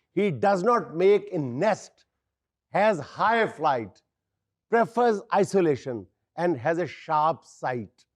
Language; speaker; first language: English; non-native, local second language; Urdu